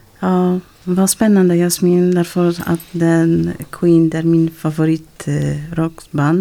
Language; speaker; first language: Swedish; non-native, learner; Arabic